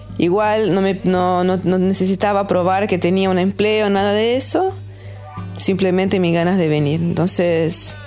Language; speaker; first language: Spanish; non-native, fluent; Portuguese